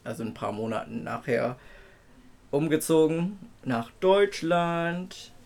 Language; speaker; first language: German; non-native, fluent; Filipino